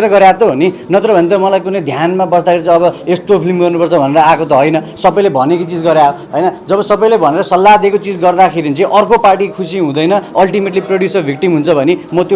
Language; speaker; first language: Nepali; native; Nepali